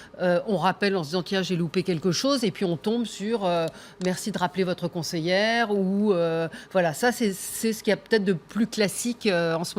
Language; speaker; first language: French; native; French